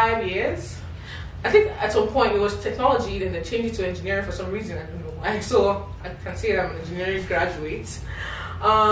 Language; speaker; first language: English; non-native, local second language; Igbo